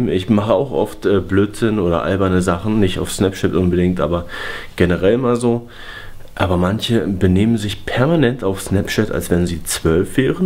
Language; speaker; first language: German; native; German